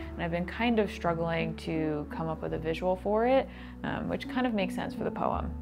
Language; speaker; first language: English; native; English